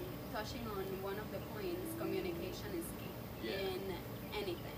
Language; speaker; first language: English; non-native, fluent; Spanish